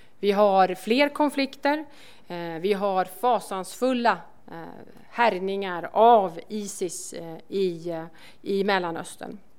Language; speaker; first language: Swedish; native; Swedish